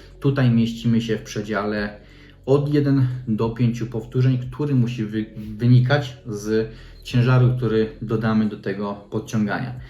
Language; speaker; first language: Polish; native; Polish